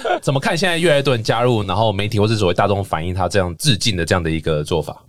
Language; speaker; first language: Chinese; native; Chinese